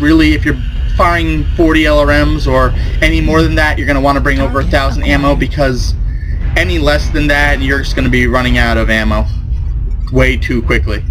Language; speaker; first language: English; native; English